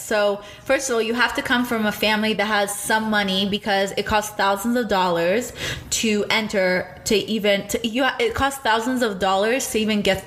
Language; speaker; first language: English; non-native, fluent; Russian